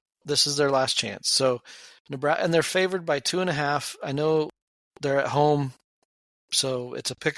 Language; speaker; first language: English; native; English